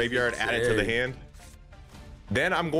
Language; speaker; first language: English; native; English